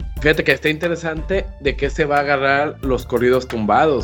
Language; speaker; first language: Spanish; native; Spanish